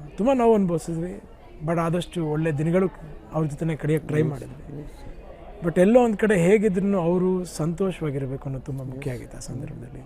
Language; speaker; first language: Kannada; early bilingual, heritage; Kannada